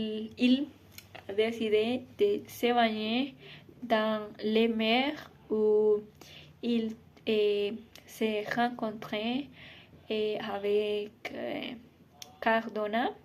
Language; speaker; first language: French; non-native, learner; Spanish